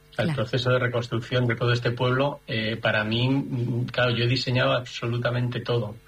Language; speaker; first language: Spanish; native; Spanish